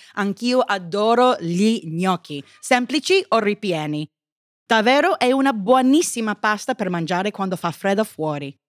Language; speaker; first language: Italian; non-native, fluent; English